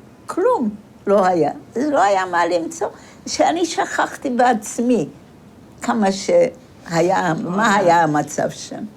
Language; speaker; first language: Hebrew; non-native, fluent; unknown